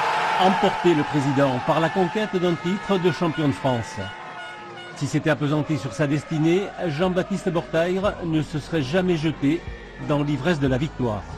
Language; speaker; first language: French; native; French